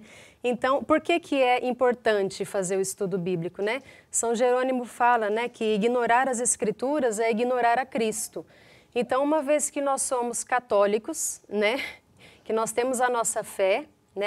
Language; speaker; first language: Portuguese; native; Portuguese